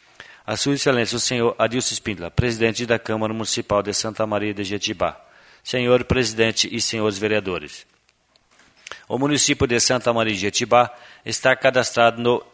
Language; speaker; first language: Portuguese; native; Portuguese